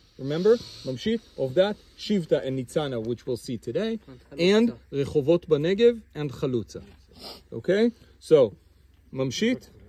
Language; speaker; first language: English; non-native, fluent; Hebrew